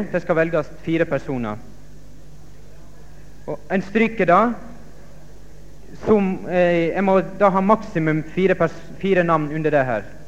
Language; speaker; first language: Norwegian; native; Norwegian